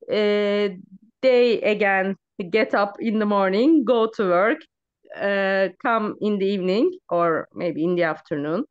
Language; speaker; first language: English; non-native, learner; Turkish